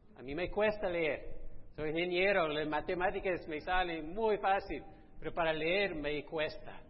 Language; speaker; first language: Spanish; non-native, fluent; English